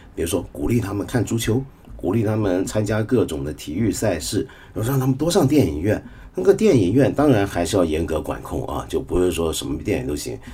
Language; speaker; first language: Chinese; native; Chinese